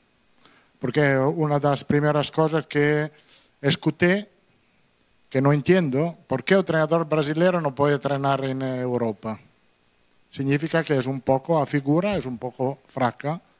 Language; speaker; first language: Portuguese; non-native, fluent; Italian